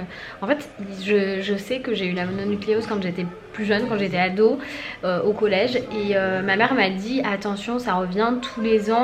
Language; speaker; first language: French; native; French